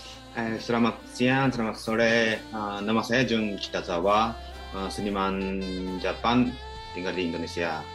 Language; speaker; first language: Indonesian; non-native, fluent; Japanese